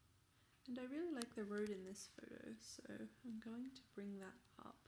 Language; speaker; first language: English; native; English